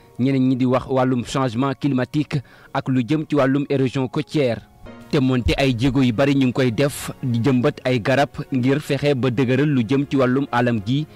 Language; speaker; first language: Wolof; native; Wolof